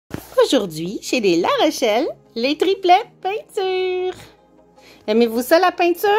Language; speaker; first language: French; native; French